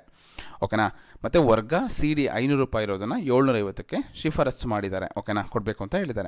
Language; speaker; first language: Kannada; native; Kannada